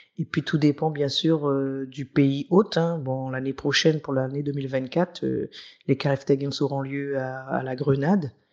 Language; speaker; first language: French; native; French